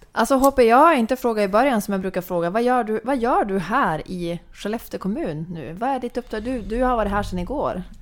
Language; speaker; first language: Swedish; native; Swedish